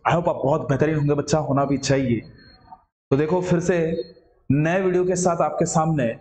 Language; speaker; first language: Hindi; non-native, local second language; Marathi